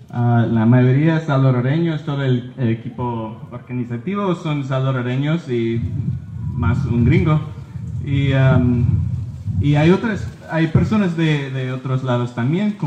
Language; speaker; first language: Spanish; early bilingual, heritage; Spanish